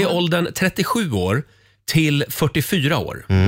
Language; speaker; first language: Swedish; native; Swedish